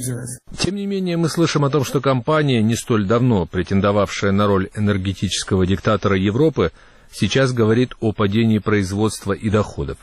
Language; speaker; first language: Russian; native; Russian